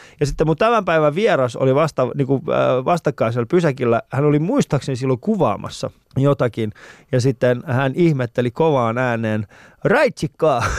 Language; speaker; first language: Finnish; early bilingual, other home language; Persian